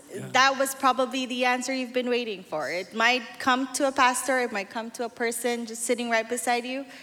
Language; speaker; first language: English; non-native, local second language; Filipino